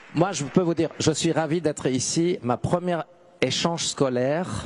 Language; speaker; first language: French; non-native, fluent; German